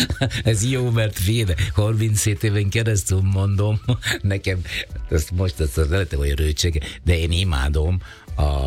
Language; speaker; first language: Hungarian; non-native, fluent; Italian